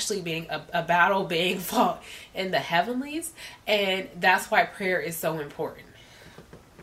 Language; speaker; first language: English; native; English